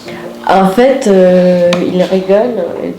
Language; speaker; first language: French; non-native, fluent; Italian